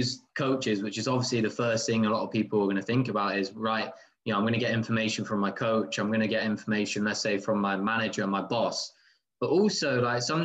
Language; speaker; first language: English; native; English